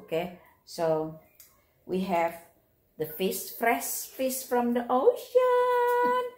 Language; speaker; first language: English; non-native, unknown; Indonesian